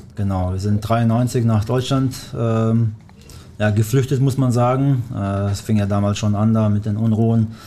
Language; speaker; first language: German; early bilingual, other home language; Albanian